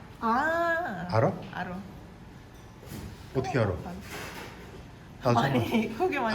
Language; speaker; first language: Korean; non-native, learner; Indonesian